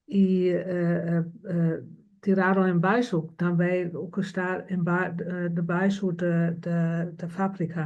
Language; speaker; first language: Portuguese; non-native, fluent; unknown